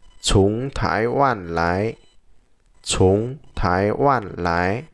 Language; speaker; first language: Chinese; non-native, fluent; Vietnamese